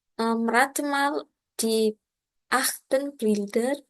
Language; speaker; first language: German; non-native, learner; Indonesian